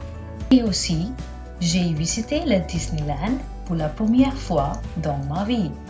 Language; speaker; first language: French; non-native, learner; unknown